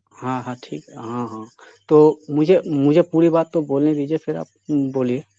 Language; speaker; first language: Hindi; non-native, local second language; Bangla